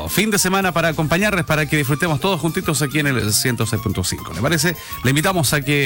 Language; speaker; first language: Spanish; native; Spanish